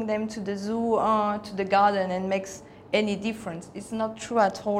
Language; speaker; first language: English; non-native, fluent; Spanish